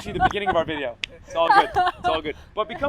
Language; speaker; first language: English; native; English